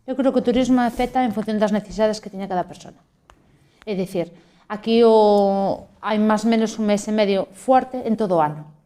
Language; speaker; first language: Galician; native; Galician